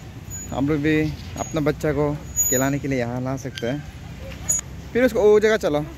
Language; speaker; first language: Hindi; non-native, local second language; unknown